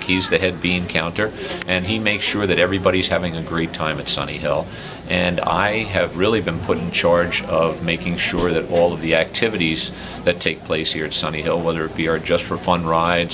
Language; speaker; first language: English; native; English